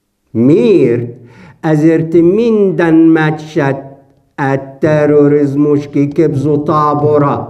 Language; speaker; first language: Hungarian; non-native, fluent; Arabic